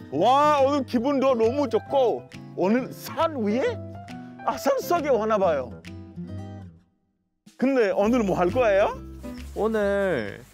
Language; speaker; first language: Korean; non-native, fluent; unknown